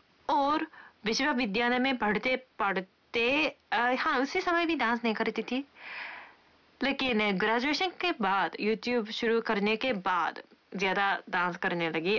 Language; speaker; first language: Hindi; non-native, fluent; Japanese